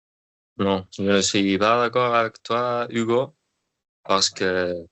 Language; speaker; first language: French; non-native, learner; Spanish